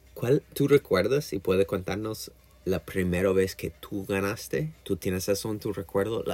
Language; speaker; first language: Spanish; non-native, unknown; English